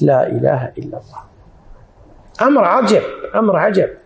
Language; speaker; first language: Arabic; native; Arabic